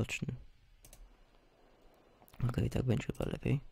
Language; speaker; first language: Polish; early bilingual, heritage; Polish